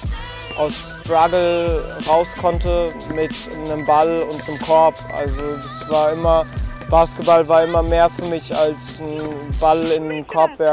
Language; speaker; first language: German; early bilingual, other home language; Turkish